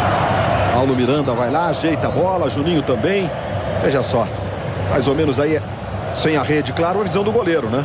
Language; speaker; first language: Portuguese; native; Portuguese